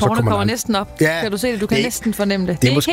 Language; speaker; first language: Danish; native; Danish